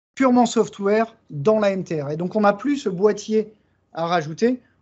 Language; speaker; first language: French; native; French